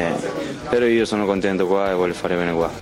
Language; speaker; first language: Italian; non-native, fluent; Spanish